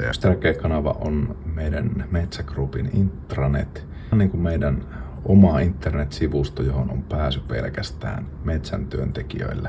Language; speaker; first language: Finnish; native; Finnish